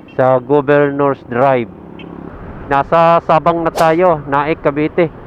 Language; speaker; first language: Filipino; native; Filipino